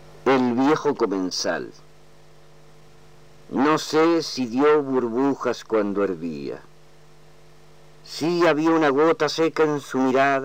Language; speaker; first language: Spanish; native; Spanish